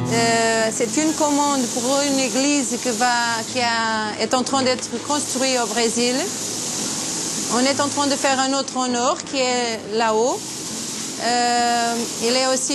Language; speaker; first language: French; non-native, fluent; Portuguese